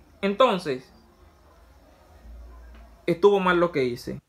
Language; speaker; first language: Spanish; native; Spanish